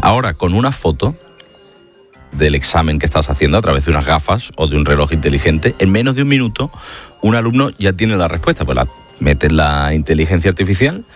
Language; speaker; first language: Spanish; native; Spanish